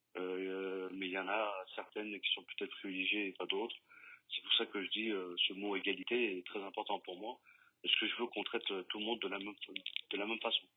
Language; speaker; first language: French; native; French